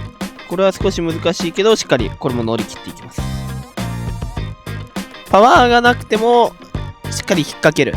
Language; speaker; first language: Japanese; native; Japanese